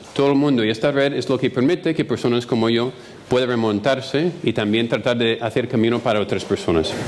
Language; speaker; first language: Spanish; non-native, fluent; English